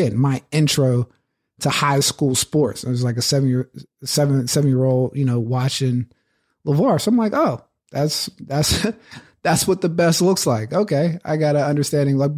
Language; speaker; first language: English; native; English